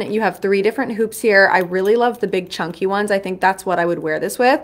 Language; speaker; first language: English; native; English